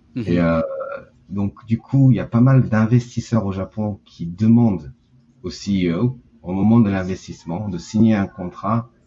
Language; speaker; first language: French; early bilingual, heritage; Japanese